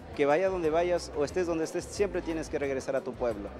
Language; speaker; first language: Spanish; native; Spanish